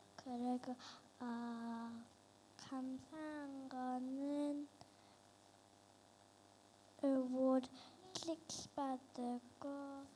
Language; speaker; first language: Korean; early bilingual, other home language; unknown